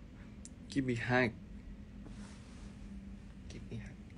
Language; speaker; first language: English; non-native, learner; Thai